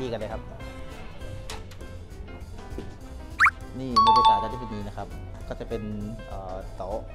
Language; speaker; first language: Thai; native; Thai